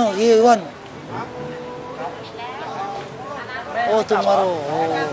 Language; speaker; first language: English; non-native, learner; Indonesian